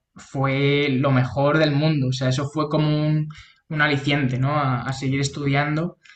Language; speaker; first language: Spanish; native; Spanish